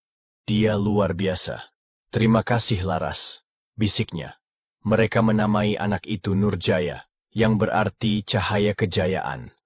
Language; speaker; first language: Indonesian; native; Indonesian